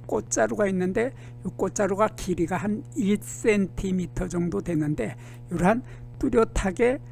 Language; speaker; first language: Korean; native; Korean